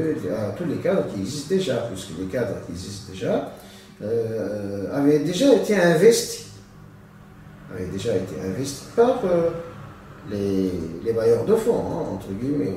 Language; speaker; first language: French; non-native, local second language; Arabic